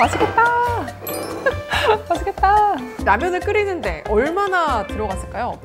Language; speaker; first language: Korean; native; Korean